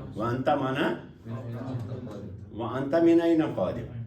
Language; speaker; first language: Arabic; non-native, fluent; Kashmiri